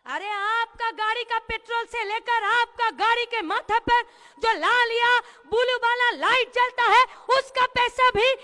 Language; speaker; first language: Hindi; non-native, local second language; Bangla